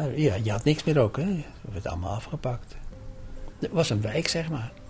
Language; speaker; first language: Dutch; early bilingual, other home language; Indonesian